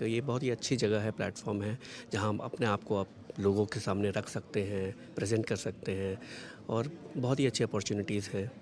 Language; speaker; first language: Hindi; native; Hindi